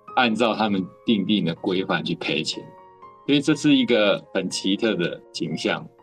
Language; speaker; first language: Chinese; native; Chinese